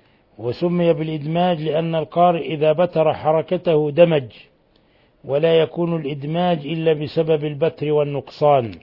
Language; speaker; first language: Arabic; native; Arabic